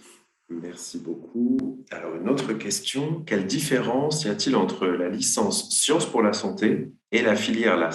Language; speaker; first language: French; native; French